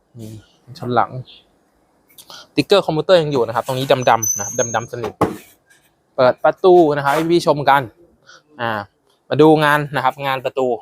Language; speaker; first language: Thai; native; Thai